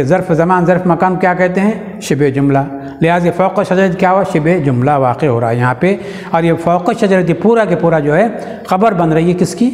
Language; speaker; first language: Urdu; native; Urdu